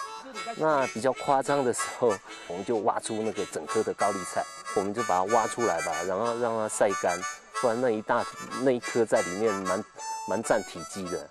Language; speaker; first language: Chinese; native; Chinese